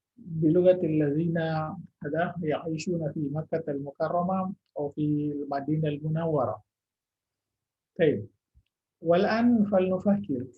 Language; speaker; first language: Arabic; non-native, fluent; Indonesian